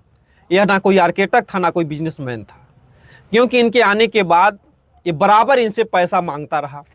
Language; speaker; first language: Hindi; native; Hindi